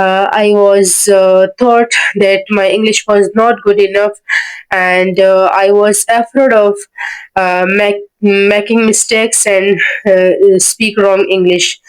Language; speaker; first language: English; non-native, learner; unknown